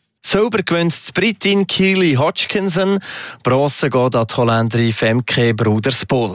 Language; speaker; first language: German; native; German